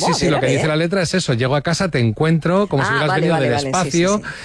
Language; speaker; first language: Spanish; native; Spanish